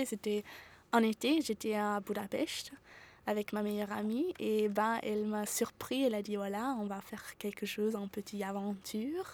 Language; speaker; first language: French; non-native, fluent; German